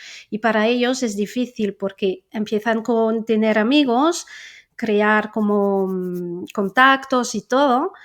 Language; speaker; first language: Spanish; non-native, fluent; French